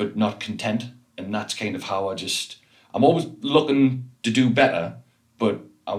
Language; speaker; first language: English; native; English